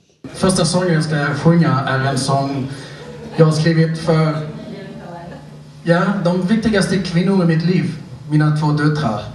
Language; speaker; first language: Swedish; non-native, fluent; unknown